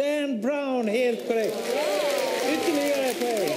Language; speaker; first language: Swedish; native; Swedish